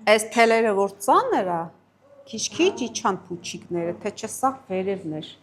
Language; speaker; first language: Armenian; native; Armenian